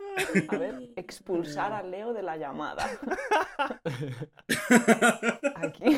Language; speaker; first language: Spanish; native; Spanish